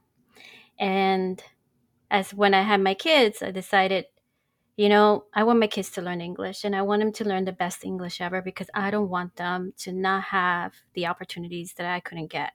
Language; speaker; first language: English; early bilingual, other home language; Spanish